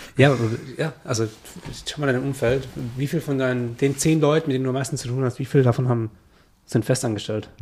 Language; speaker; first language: German; native; German